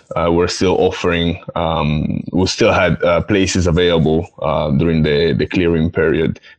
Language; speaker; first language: English; non-native, fluent; Italian